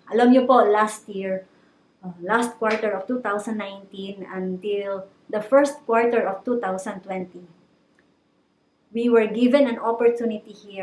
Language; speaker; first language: English; non-native, local second language; Filipino